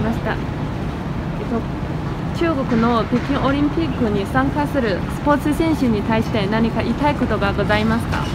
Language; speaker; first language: Japanese; non-native, learner; Chinese